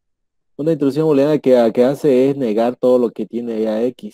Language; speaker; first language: Spanish; native; Spanish